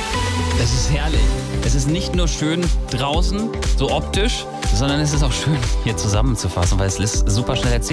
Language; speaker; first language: German; native; German